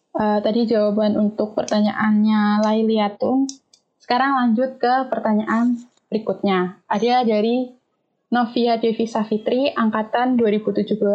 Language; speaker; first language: Indonesian; native; Indonesian